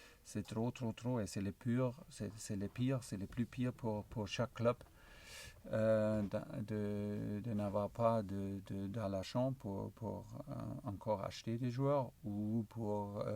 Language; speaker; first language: French; non-native, learner; German